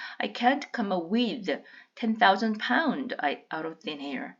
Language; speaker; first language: English; non-native, fluent; Korean